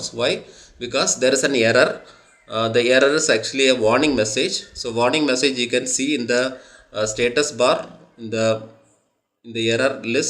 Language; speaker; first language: English; non-native, local second language; Tamil